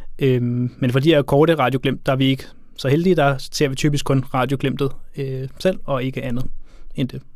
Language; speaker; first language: Danish; native; Danish